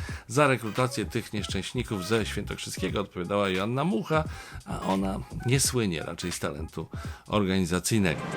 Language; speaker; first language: Polish; native; Polish